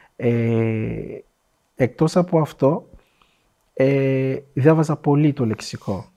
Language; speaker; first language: Greek; non-native, fluent; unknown